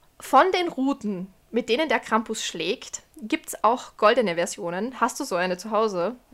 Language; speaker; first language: German; early bilingual, other home language; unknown